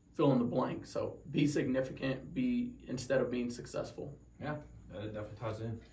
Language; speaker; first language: English; native; English